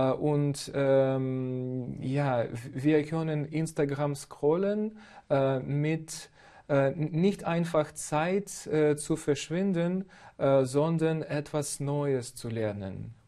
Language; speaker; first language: German; non-native, learner; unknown